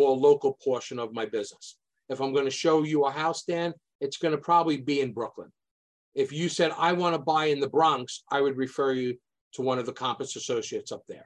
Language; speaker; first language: English; native; English